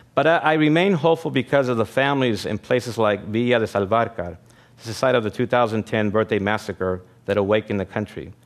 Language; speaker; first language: English; early bilingual, other home language; Spanish